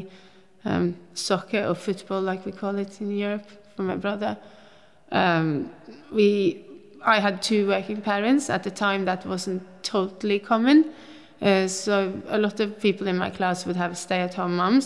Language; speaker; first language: English; non-native, fluent; Norwegian